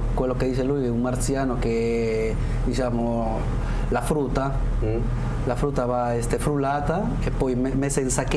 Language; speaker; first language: Italian; non-native, learner; Spanish